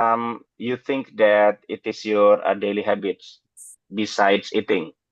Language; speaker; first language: English; non-native, fluent; Indonesian